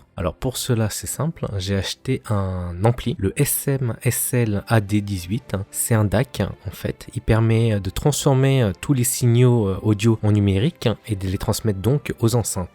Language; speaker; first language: French; native; French